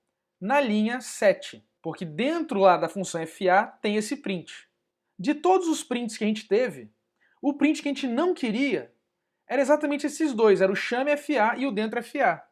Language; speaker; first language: Portuguese; native; Portuguese